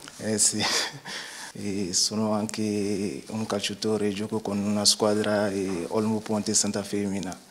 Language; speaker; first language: Italian; non-native, learner; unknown